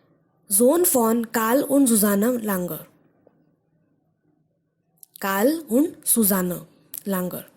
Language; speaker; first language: German; non-native, fluent; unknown